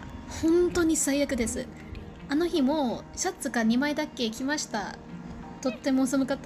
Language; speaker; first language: Japanese; non-native, learner; Thai